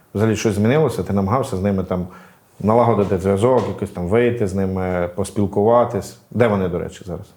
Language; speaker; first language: Ukrainian; native; Ukrainian